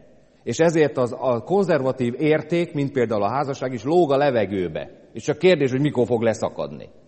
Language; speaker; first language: Hungarian; native; Hungarian